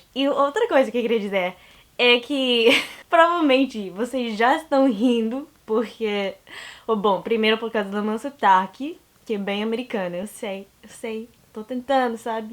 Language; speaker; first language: Portuguese; non-native, learner; English